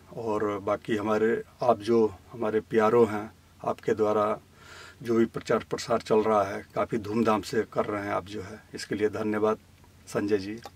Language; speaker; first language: Hindi; native; Hindi